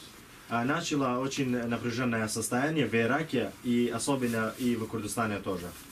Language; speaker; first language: Russian; non-native, learner; Kurdish